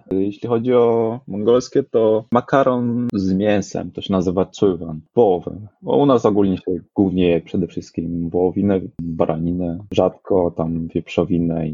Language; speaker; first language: Polish; early bilingual, other home language; Mongolian